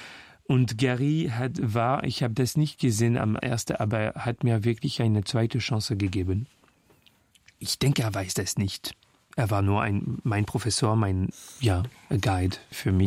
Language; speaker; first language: German; non-native, fluent; French